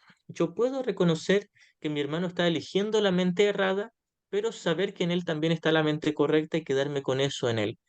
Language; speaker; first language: Spanish; native; Spanish